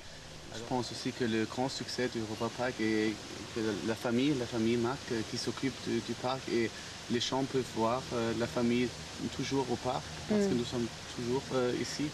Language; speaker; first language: French; non-native, fluent; German